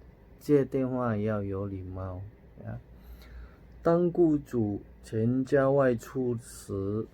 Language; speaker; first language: Chinese; non-native, fluent; Indonesian